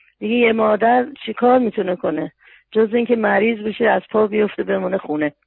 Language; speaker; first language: Persian; native; Persian